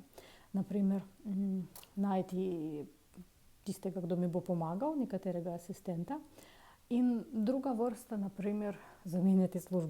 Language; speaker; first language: Slovenian; non-native, fluent; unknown